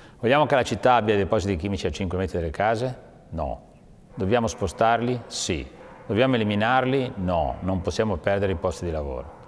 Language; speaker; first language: Italian; native; Italian